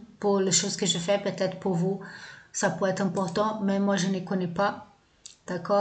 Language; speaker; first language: French; non-native, fluent; Portuguese